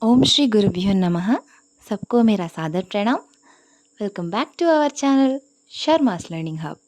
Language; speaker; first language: Hindi; non-native, local second language; Telugu